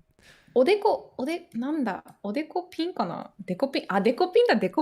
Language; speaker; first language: Japanese; native; Japanese